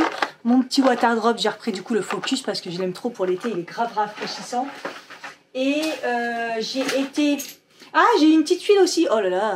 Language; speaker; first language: French; native; French